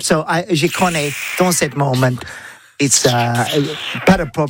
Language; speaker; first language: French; non-native, learner; English